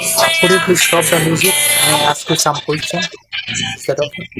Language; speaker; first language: English; non-native, learner; Bangla